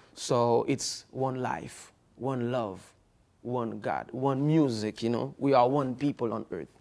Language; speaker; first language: English; non-native, fluent; Haitian Creole